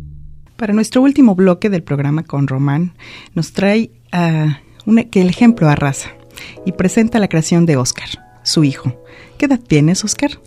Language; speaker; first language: Spanish; native; Spanish